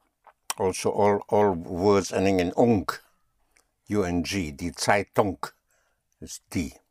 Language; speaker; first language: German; non-native, fluent; English